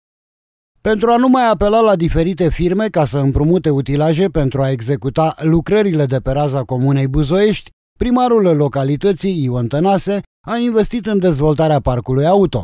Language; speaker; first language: Romanian; native; Romanian